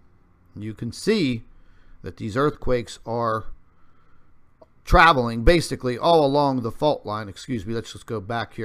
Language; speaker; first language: English; native; English